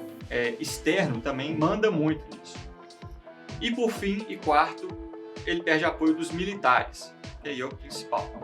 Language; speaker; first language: Portuguese; native; Portuguese